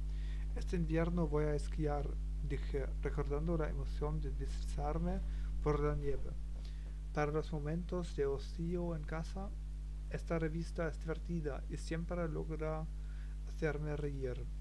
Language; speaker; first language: Spanish; non-native, learner; German